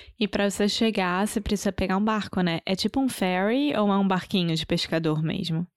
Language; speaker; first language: Portuguese; native; Portuguese